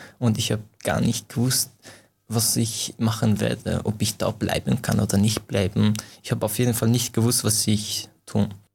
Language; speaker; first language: German; non-native, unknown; Persian